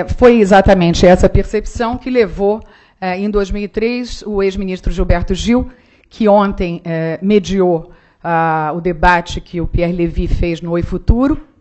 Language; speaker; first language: Portuguese; native; Portuguese